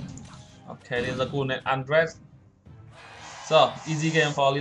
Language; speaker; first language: English; non-native, learner; Vietnamese